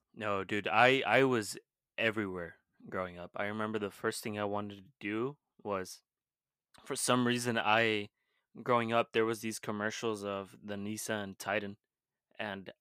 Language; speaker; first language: English; early bilingual, other home language; Spanish